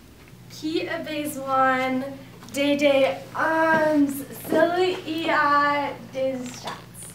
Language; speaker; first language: French; non-native, learner; English